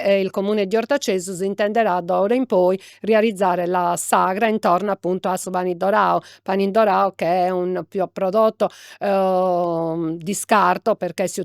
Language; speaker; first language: Italian; native; Italian